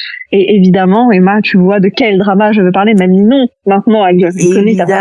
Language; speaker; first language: French; native; French